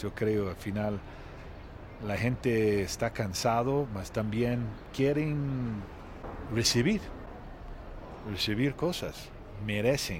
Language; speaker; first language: Spanish; non-native, learner; Portuguese